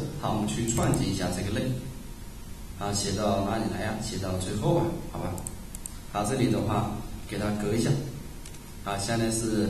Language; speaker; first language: Chinese; native; Chinese